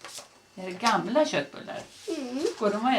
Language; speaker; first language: Swedish; early bilingual, other home language; Estonian